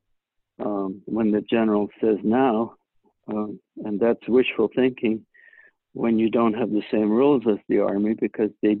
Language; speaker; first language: English; non-native, fluent; Swiss German